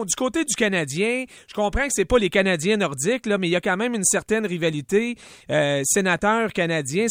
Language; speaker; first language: French; native; French